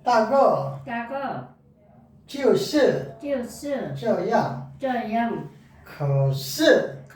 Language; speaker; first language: Chinese; non-native, learner; Korean